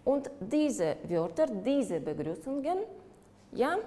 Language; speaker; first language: German; non-native, fluent; Russian